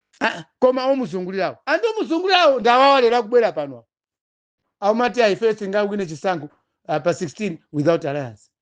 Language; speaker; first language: Nyanja; non-native, local second language; Tumbuka